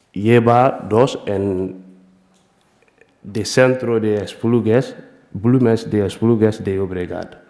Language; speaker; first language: Spanish; non-native, learner; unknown